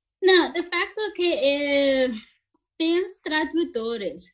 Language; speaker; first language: Portuguese; non-native, fluent; Chinese